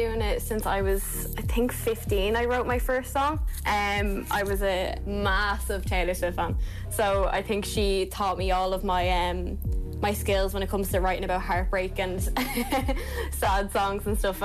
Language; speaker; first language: English; native; English